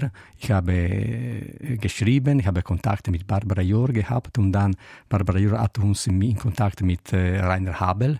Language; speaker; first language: German; non-native, learner; Italian